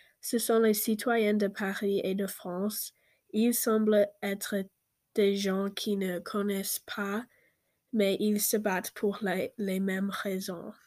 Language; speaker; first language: French; non-native, learner; English